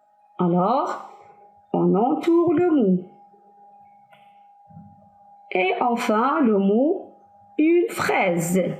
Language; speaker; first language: French; non-native, local second language; Arabic